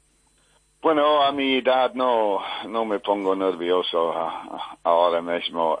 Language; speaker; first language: Spanish; non-native, fluent; English